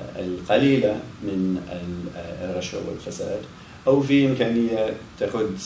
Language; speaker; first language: Arabic; non-native, learner; English